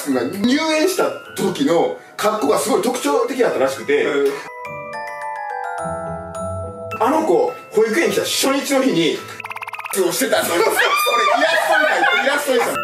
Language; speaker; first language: Japanese; early bilingual, other home language; French